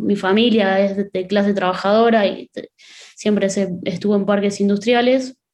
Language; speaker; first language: Spanish; native; Spanish